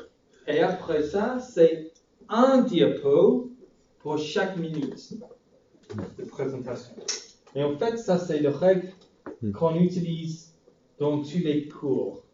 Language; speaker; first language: French; non-native, fluent; English